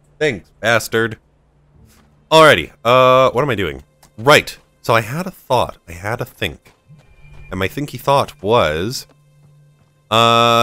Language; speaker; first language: English; native; English